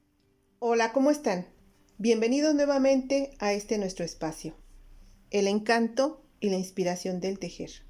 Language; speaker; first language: Spanish; native; Spanish